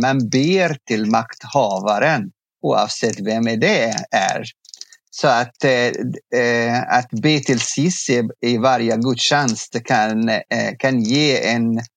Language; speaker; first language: Swedish; non-native, fluent; Arabic